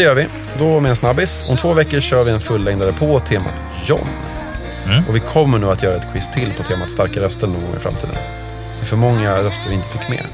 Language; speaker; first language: Swedish; native; Swedish